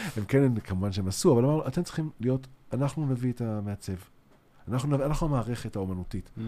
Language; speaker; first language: Hebrew; native; Hebrew